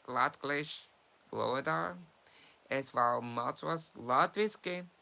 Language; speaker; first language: Latvian; early bilingual, heritage; English